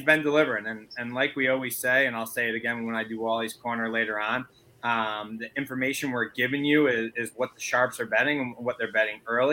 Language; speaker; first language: English; native; English